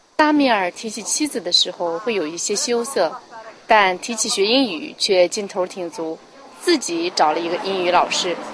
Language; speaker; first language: Chinese; native; Chinese